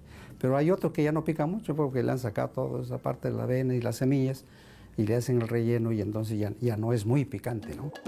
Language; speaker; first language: Spanish; native; Spanish